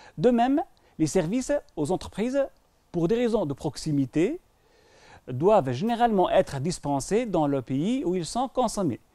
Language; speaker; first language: French; non-native, local second language; Arabic